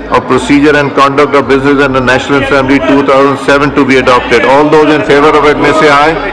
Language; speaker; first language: English; non-native, local second language; Urdu